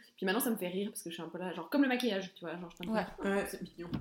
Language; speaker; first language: French; native; French